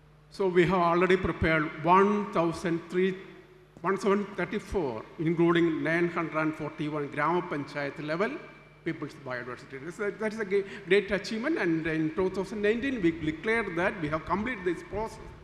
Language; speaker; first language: English; non-native, local second language; Malayalam